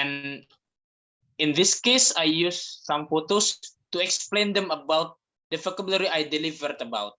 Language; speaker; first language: English; non-native, fluent; Indonesian